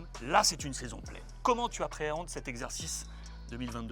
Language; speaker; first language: French; native; French